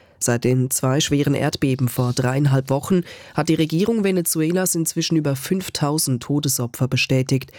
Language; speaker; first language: German; native; German